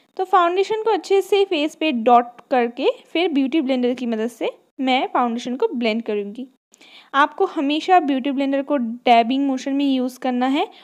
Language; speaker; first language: Hindi; non-native, local second language; Bangla